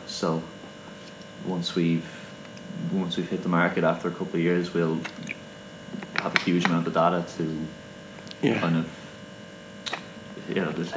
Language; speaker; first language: English; native; English